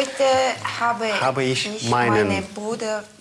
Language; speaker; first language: German; non-native, learner; Russian